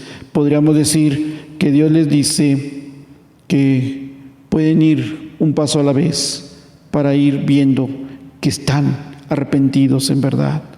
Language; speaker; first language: Spanish; native; Spanish